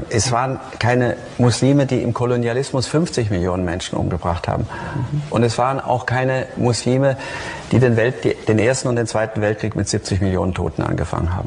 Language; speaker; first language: German; native; German